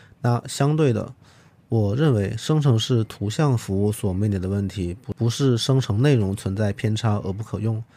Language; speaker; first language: Chinese; non-native, local second language; Cantonese